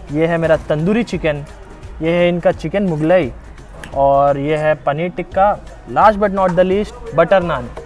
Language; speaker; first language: Hindi; non-native, local second language; Telugu